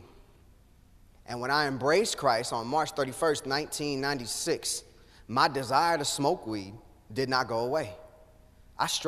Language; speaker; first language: English; native; English